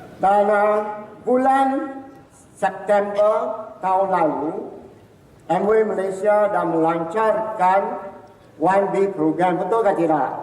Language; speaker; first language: Malay; non-native, local second language; Min Nan Chinese